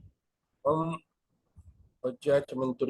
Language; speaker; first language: Arabic; non-native, learner; Urdu